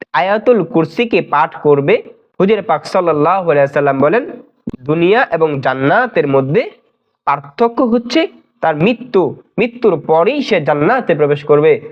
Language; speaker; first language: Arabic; non-native, learner; Bangla